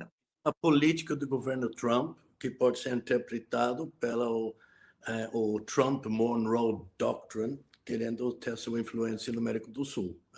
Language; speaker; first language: Portuguese; non-native, fluent; English